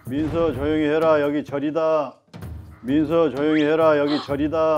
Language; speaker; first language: Korean; native; Korean